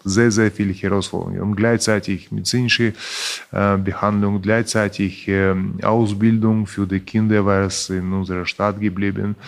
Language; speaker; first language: German; non-native, fluent; Russian